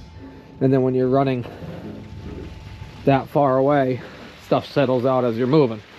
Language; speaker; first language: English; native; English